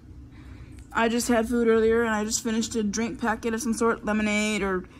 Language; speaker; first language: English; native; English